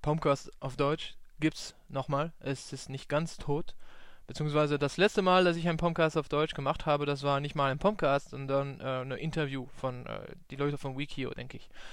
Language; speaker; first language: German; non-native, fluent; French